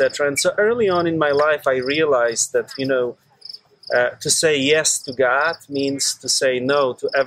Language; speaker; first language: English; non-native, fluent; Polish